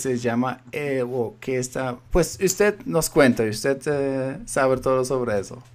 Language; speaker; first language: Spanish; non-native, fluent; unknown